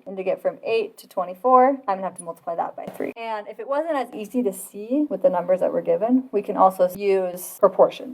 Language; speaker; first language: English; native; English